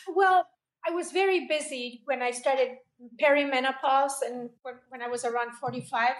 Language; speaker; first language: English; non-native, fluent; Spanish